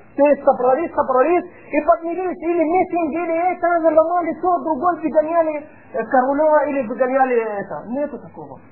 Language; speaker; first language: Russian; non-native, fluent; Arabic